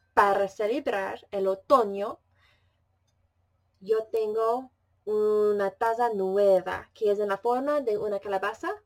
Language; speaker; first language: Spanish; non-native, fluent; English